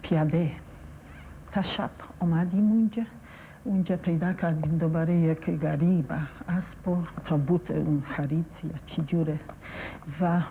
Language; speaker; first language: Persian; non-native, fluent; Polish